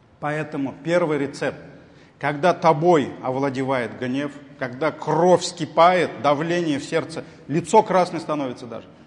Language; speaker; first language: Russian; non-native, local second language; Tatar